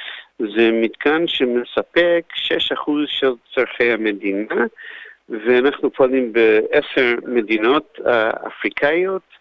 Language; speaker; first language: Hebrew; non-native, fluent; English